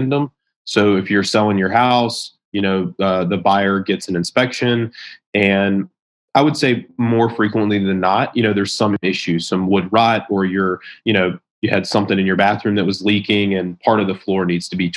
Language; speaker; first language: English; native; English